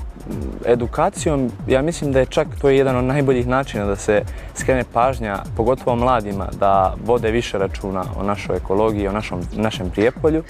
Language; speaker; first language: Bosnian; native; Bosnian